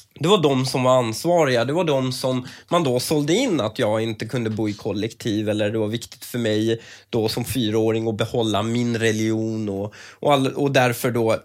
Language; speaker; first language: Swedish; early bilingual, other home language; Persian